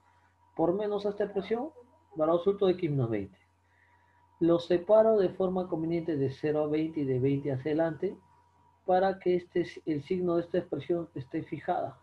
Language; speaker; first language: Spanish; native; Spanish